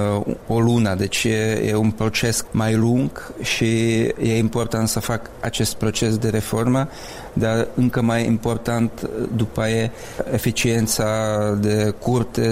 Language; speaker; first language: Romanian; non-native, learner; Czech